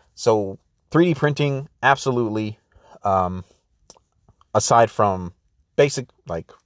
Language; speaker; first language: English; native; English